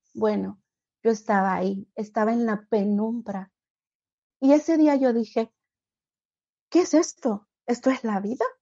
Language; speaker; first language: Spanish; native; Spanish